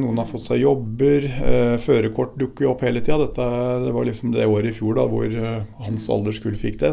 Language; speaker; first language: Norwegian; native; Norwegian